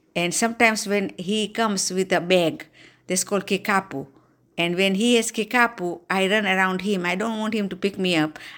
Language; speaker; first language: English; non-native, local second language; Gujarati